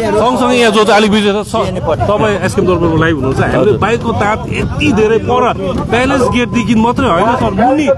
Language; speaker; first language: Nepali; native; Nepali